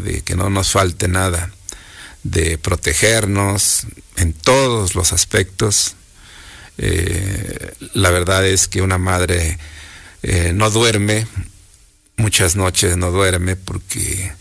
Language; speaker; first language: Spanish; native; Spanish